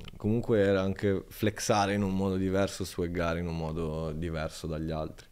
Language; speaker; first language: Italian; native; Italian